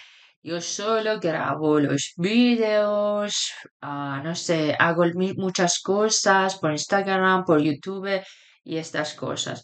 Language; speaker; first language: Spanish; non-native, fluent; Persian